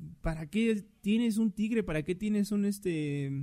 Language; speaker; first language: Spanish; native; Spanish